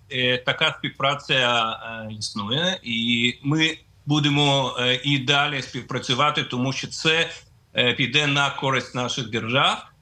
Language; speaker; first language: Ukrainian; non-native, fluent; Russian